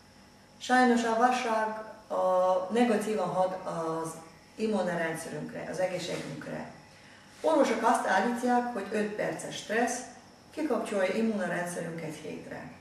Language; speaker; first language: Hungarian; non-native, fluent; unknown